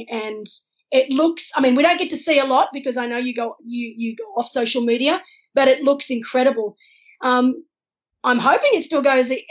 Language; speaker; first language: English; native; English